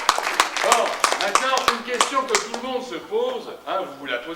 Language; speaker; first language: French; native; French